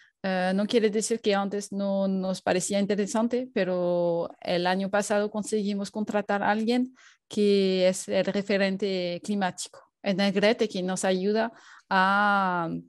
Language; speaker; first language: Spanish; non-native, fluent; French